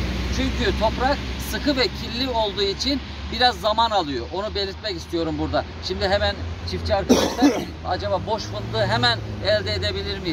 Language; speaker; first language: Turkish; native; Turkish